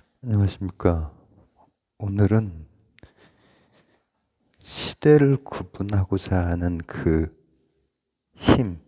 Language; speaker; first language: Korean; native; Korean